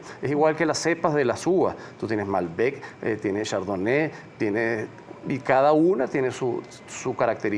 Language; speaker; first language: Spanish; native; Spanish